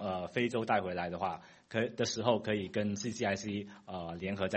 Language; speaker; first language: Chinese; non-native, fluent; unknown